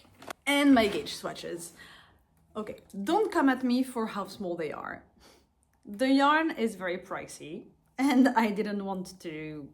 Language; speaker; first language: English; non-native, fluent; French